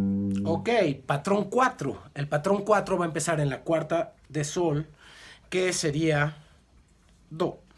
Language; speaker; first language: Spanish; native; Spanish